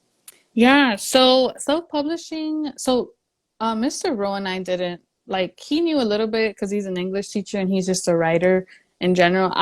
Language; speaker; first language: English; early bilingual, other home language; Spanish